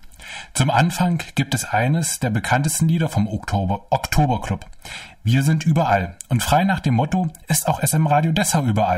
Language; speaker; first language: German; native; German